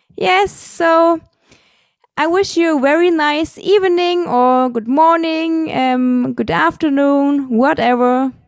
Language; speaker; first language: English; non-native, fluent; German